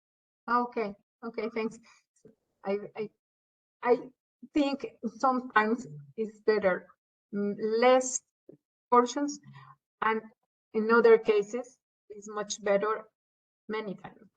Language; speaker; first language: English; non-native, learner; Spanish